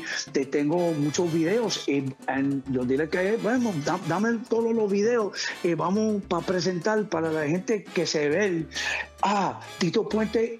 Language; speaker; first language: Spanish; early bilingual, heritage; English